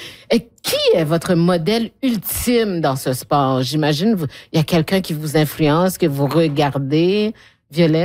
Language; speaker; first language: French; native; French